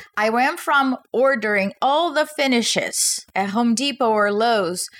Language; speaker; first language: English; non-native, fluent; Portuguese